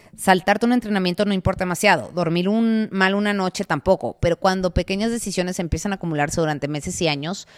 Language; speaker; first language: Spanish; native; Spanish